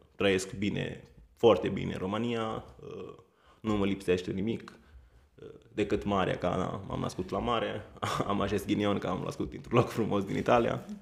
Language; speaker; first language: Romanian; non-native, fluent; Italian